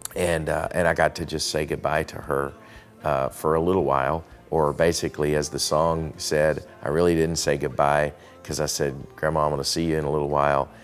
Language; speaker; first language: English; native; English